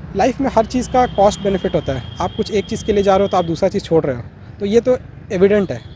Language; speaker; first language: Hindi; native; Hindi